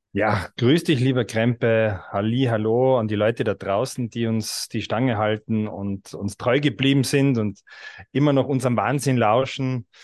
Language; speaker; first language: German; native; German